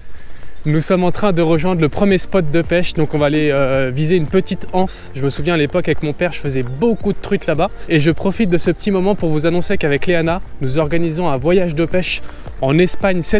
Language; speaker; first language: French; native; French